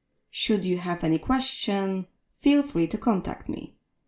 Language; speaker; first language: English; non-native, fluent; Polish